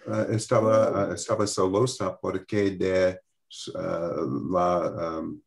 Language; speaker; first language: Spanish; non-native, learner; English